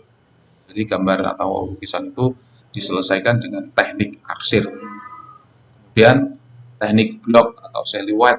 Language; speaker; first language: Indonesian; non-native, local second language; Javanese